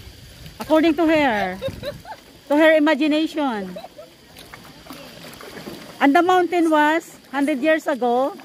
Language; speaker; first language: English; non-native, local second language; Filipino